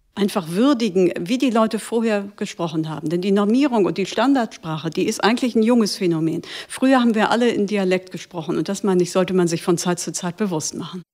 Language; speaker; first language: German; native; German